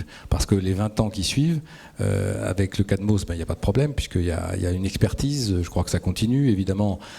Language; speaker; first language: French; native; French